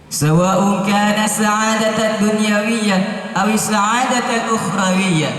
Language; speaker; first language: Arabic; non-native, learner; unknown